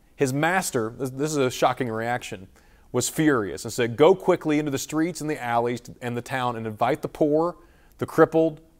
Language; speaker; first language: English; native; English